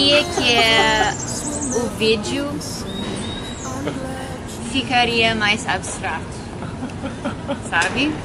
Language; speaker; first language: Portuguese; non-native, fluent; English